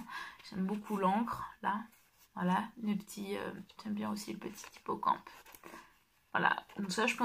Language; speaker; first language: French; native; French